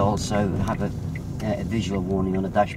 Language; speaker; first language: English; native; English